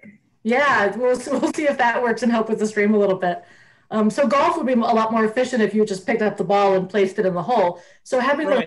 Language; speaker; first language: English; native; English